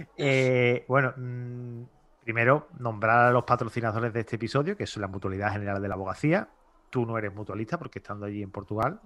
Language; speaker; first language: Spanish; native; Spanish